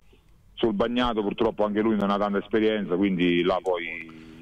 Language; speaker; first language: Italian; native; Italian